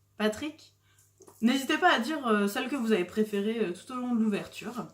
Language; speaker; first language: French; native; French